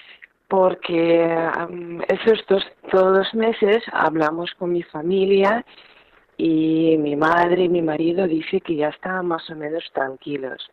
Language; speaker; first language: Spanish; non-native, learner; Ukrainian